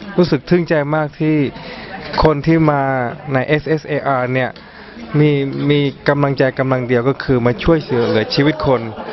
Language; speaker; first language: Thai; early bilingual, heritage; Thai